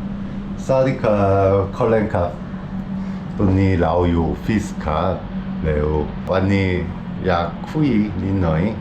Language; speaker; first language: Thai; non-native, learner; Korean